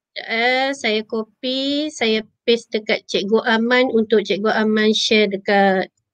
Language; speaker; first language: Malay; native; Malay